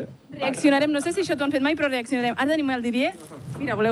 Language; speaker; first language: Catalan; native; Catalan